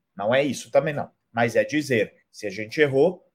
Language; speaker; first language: Portuguese; non-native, fluent; Italian